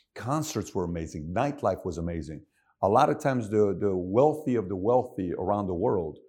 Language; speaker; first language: English; early bilingual, other home language; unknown